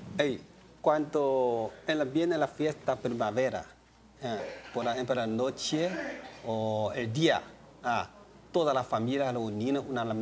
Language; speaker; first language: Spanish; non-native, learner; Chinese